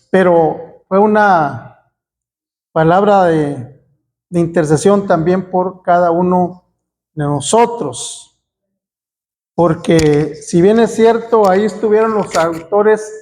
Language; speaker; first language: Spanish; native; Spanish